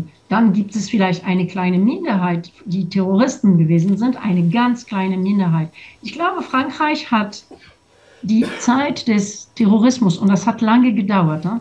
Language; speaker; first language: German; non-native, fluent; French